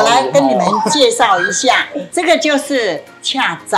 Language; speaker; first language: Chinese; native; Chinese